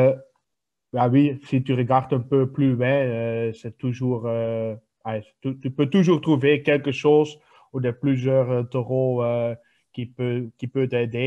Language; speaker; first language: French; non-native, local second language; Dutch